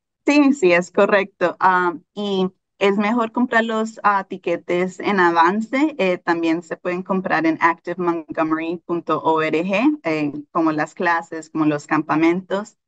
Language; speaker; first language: Spanish; early bilingual, heritage; Spanish